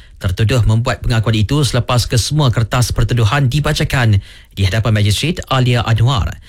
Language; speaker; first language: Malay; native; Malay